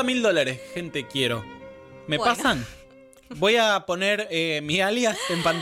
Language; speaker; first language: Spanish; native; Spanish